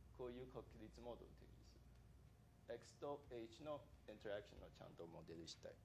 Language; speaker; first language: Japanese; non-native, fluent; English